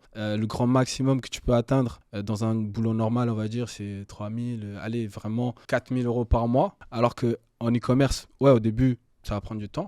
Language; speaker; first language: French; native; French